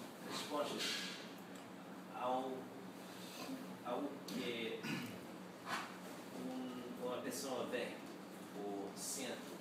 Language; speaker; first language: Portuguese; non-native, learner; Spanish